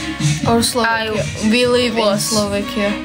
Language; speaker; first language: English; non-native, learner; Slovak